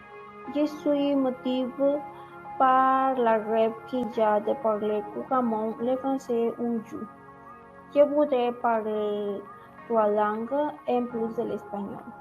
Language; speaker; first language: French; non-native, learner; Spanish